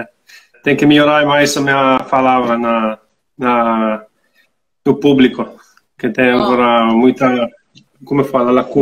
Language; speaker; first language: Portuguese; non-native, learner; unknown